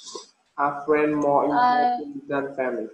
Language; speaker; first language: English; non-native, fluent; Vietnamese